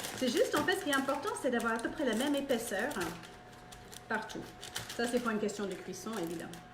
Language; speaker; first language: French; non-native, fluent; English